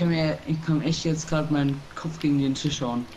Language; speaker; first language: German; native; German